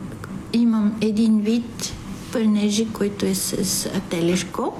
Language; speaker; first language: Bulgarian; non-native, fluent; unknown